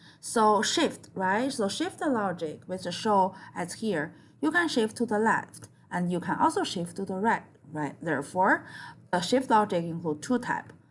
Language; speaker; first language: English; non-native, fluent; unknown